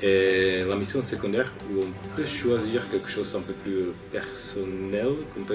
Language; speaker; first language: French; non-native, fluent; Czech